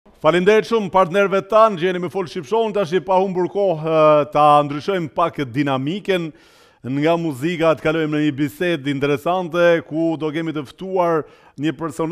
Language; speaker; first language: Albanian; native; Albanian